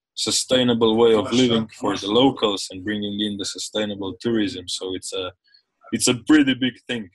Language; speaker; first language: English; non-native, fluent; Slovenian